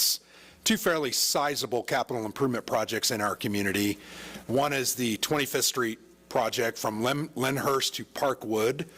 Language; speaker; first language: English; native; English